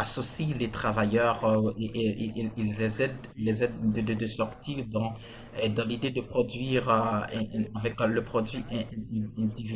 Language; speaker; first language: French; non-native, fluent; Portuguese